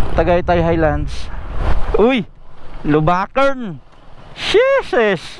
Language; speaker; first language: Filipino; native; Filipino